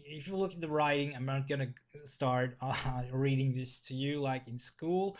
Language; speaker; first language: English; non-native, fluent; Finnish